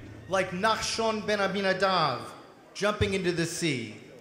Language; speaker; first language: English; native; English